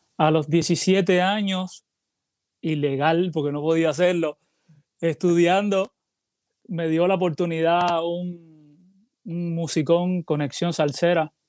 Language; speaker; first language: Spanish; native; Spanish